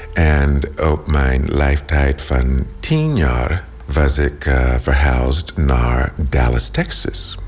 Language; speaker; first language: Dutch; non-native, learner; English